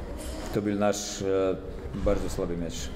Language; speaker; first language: Polish; non-native, learner; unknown